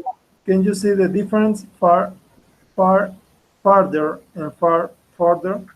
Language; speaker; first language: English; non-native, fluent; Spanish